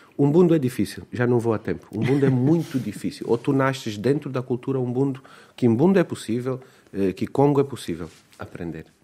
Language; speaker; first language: Portuguese; native; Portuguese